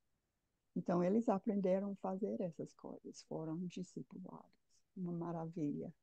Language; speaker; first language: Portuguese; non-native, fluent; English